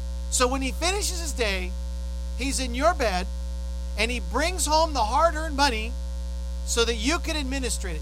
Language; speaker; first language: English; native; English